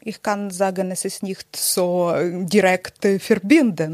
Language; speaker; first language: German; non-native, learner; Ukrainian